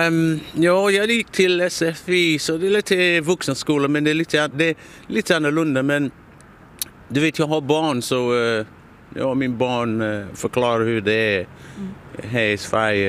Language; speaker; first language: Swedish; non-native, fluent; English